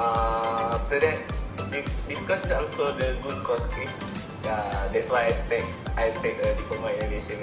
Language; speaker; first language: English; non-native, learner; Indonesian